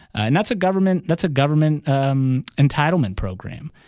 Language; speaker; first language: English; early bilingual, other home language; Russian